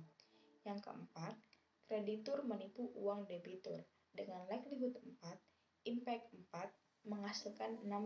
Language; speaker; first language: Indonesian; native; Indonesian